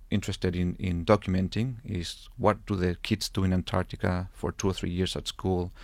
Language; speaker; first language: English; non-native, fluent; Spanish